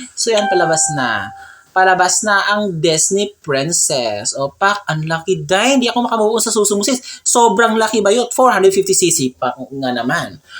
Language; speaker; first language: Filipino; non-native, local second language; Cebuano